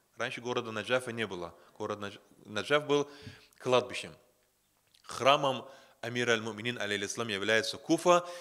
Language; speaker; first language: Russian; non-native, local second language; Azerbaijani